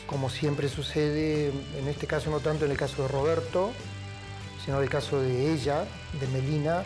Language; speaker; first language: Spanish; native; Spanish